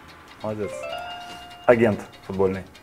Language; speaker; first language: Russian; non-native, learner; Serbian